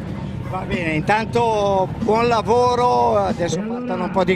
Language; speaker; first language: Italian; native; Italian